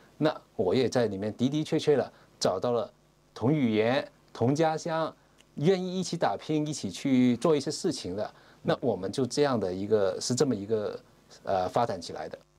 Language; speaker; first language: Chinese; non-native, local second language; Cantonese